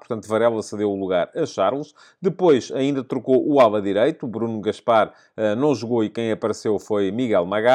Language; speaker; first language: Portuguese; native; Portuguese